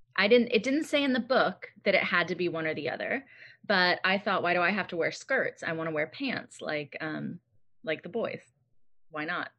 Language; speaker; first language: English; native; English